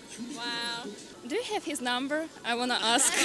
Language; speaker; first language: English; non-native, fluent; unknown